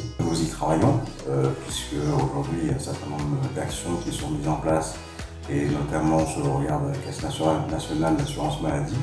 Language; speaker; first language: French; native; French